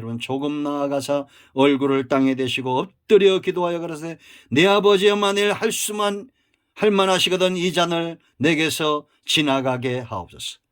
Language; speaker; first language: Korean; native; Korean